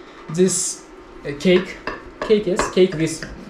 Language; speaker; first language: English; non-native, learner; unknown